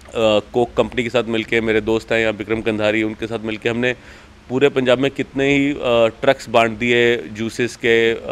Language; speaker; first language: Hindi; native; Hindi